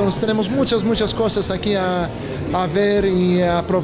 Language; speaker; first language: Spanish; non-native, fluent; Greek